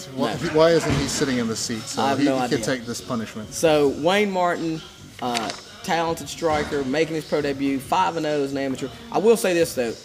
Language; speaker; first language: English; native; English